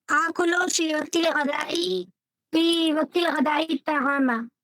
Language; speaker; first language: Arabic; non-native, learner; Urdu